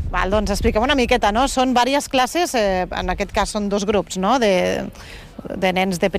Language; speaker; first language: Catalan; native; Catalan